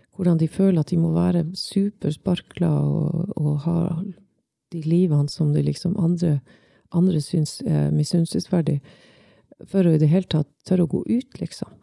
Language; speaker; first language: Norwegian; native; Norwegian